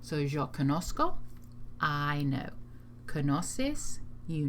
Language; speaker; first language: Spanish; non-native, fluent; English